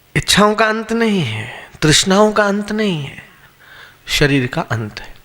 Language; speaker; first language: Hindi; non-native, local second language; Sindhi